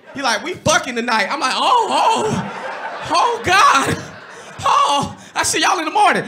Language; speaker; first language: English; native; English